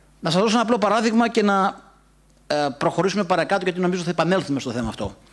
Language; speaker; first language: Greek; native; Greek